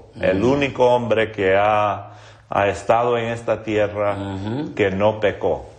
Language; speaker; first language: Spanish; non-native, local second language; English